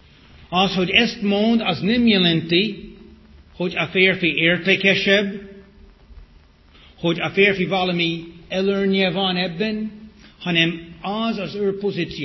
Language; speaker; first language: Hungarian; non-native, fluent; English